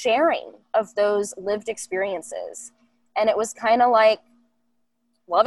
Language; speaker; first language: English; native; English